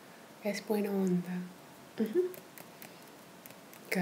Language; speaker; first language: Spanish; non-native, fluent; English